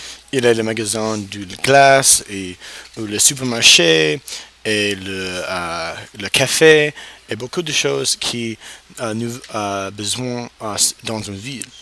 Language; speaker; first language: French; non-native, learner; English